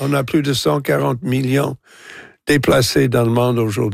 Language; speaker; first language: French; non-native, local second language; English